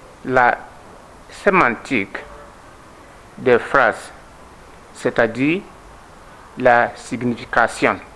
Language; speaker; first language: French; non-native, learner; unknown